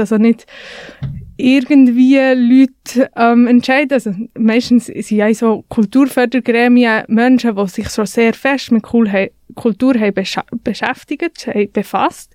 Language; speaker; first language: German; native; German